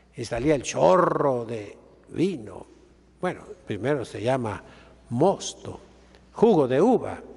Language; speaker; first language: Spanish; native; Spanish